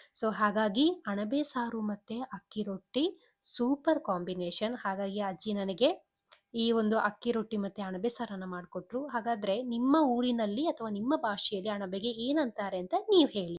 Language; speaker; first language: Kannada; non-native, local second language; Kodava